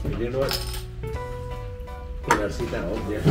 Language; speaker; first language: English; non-native, fluent; Spanish